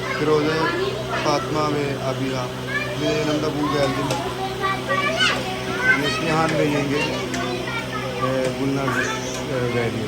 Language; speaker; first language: Turkish; non-native, learner; Punjabi